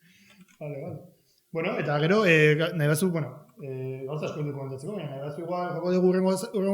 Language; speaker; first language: Basque; native; Basque